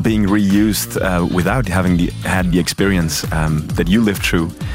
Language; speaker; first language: English; non-native, fluent; Dutch